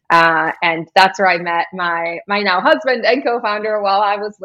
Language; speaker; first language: English; non-native, fluent; Spanish